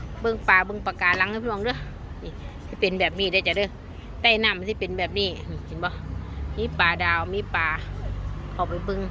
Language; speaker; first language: Thai; non-native, local second language; Lao